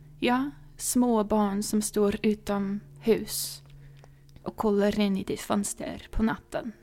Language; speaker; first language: Swedish; non-native, fluent; English